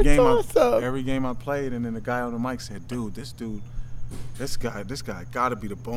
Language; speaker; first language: English; native; English